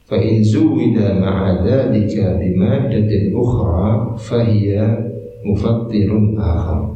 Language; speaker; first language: Arabic; non-native, fluent; Indonesian